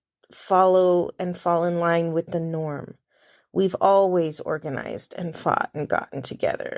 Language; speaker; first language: English; native; English